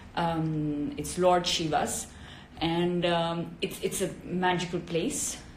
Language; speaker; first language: English; non-native, fluent; Italian